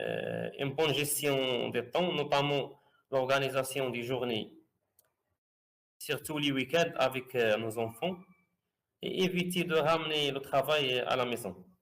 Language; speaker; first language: French; non-native, fluent; Arabic